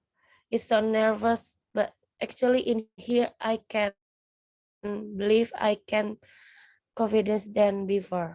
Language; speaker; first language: English; non-native, learner; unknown